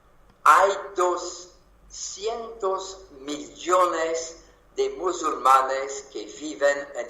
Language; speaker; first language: Spanish; non-native, fluent; French